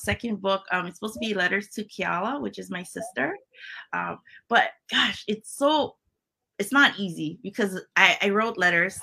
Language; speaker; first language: English; early bilingual, other home language; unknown